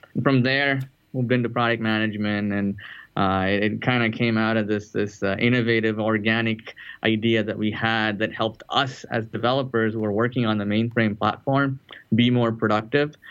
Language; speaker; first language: English; non-native, local second language; Tamil